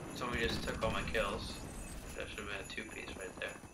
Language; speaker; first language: English; native; English